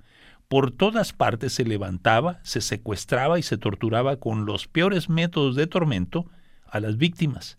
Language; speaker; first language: Spanish; native; Spanish